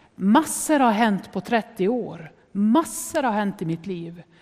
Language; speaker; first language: Swedish; native; Swedish